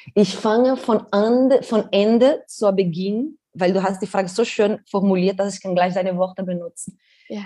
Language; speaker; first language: German; non-native, fluent; Portuguese